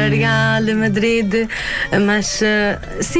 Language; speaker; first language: Portuguese; non-native, learner; Arabic